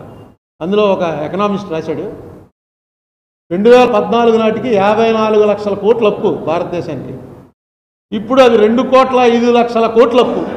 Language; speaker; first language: Telugu; native; Telugu